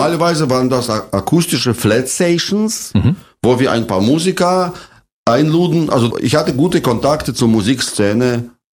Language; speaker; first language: German; non-native, fluent; Russian